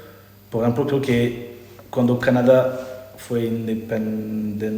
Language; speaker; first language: Spanish; non-native, learner; French